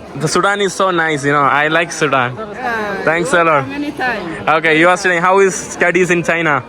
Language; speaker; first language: English; non-native, local second language; Malayalam